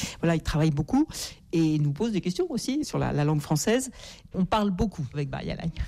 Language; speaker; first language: French; native; French